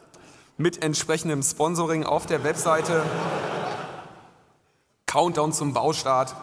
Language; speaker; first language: German; native; German